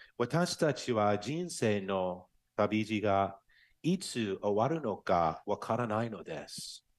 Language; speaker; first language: Japanese; non-native, fluent; English